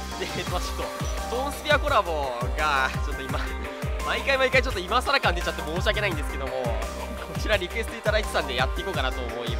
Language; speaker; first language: Japanese; native; Japanese